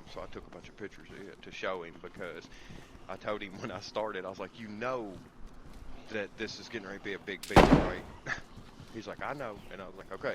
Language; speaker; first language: English; native; English